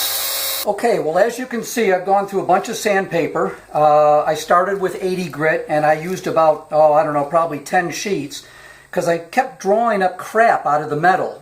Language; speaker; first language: English; native; English